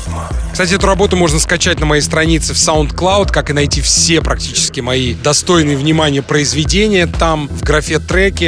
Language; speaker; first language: Russian; native; Russian